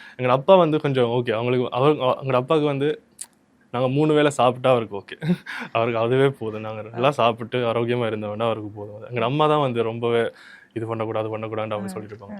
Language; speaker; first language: Tamil; early bilingual, heritage; Tamil